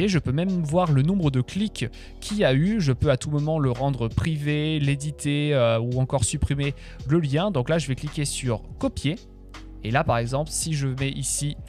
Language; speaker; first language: French; native; French